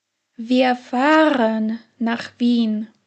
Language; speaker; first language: German; non-native, fluent; Slovak